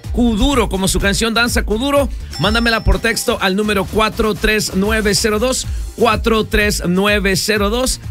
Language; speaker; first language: Spanish; early bilingual, heritage; Spanish